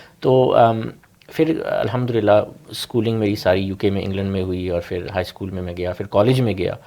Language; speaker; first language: Urdu; early bilingual, heritage; Urdu